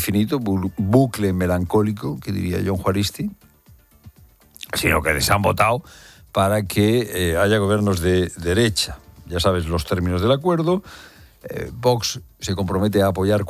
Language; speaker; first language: Spanish; native; Spanish